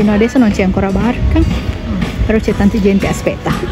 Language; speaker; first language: Italian; non-native, learner; Indonesian